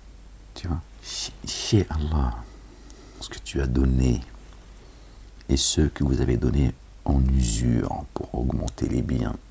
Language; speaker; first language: French; native; French